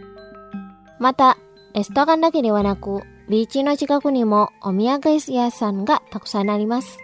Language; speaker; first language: Japanese; non-native, fluent; Indonesian